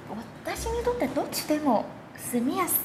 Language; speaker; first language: Japanese; non-native, fluent; Chinese